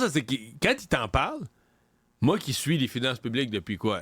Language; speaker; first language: French; native; French